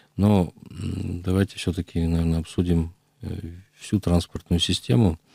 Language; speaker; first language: Russian; native; Russian